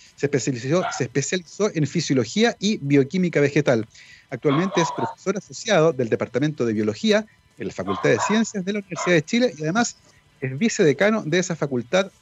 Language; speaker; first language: Spanish; native; Spanish